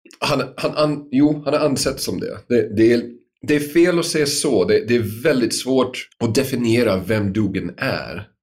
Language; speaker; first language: Swedish; non-native, fluent; English